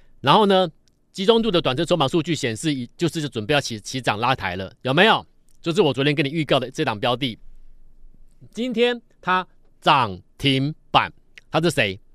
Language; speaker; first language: Chinese; native; Chinese